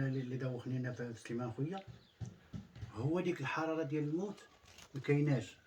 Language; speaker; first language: Arabic; native; Arabic